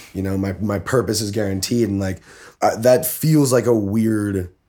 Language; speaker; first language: English; native; English